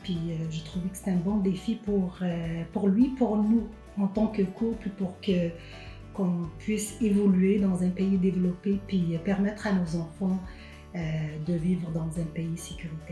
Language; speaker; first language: French; non-native, local second language; Arabic